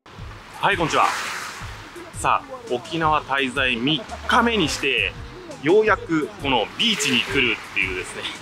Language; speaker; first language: Japanese; native; Japanese